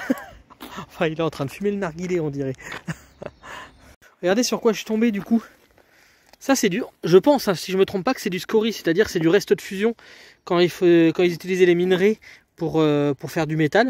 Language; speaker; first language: French; native; French